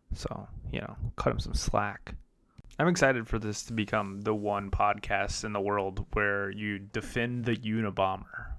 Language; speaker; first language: English; native; English